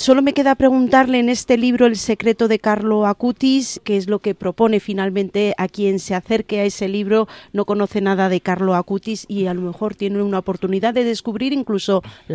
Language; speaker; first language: Spanish; native; Spanish